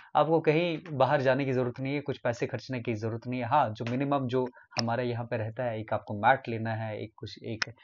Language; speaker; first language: Hindi; non-native, local second language; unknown